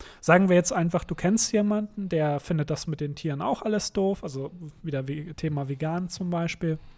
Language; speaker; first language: German; native; German